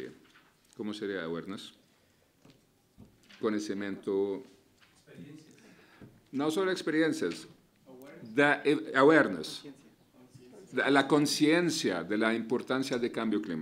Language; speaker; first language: Spanish; non-native, fluent; Arabic